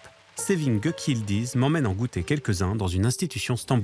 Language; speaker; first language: French; native; French